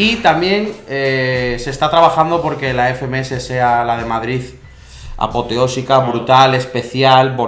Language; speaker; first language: Spanish; native; Spanish